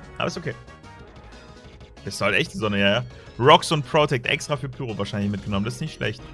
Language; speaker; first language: German; native; German